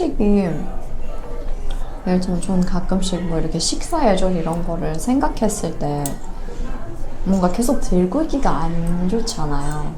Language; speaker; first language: Korean; non-native, fluent; Persian